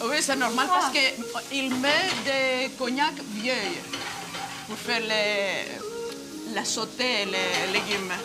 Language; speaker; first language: French; non-native, learner; Greek